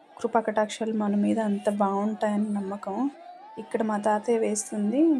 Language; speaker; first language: Telugu; non-native, local second language; Lambadi